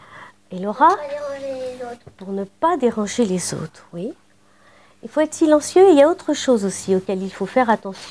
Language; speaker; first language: French; native; French